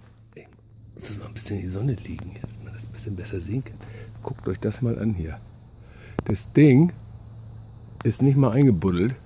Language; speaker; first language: German; native; German